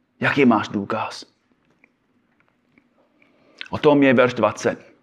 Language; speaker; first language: Czech; non-native, fluent; English